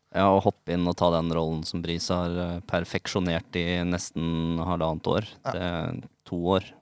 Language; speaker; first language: Norwegian; native; Norwegian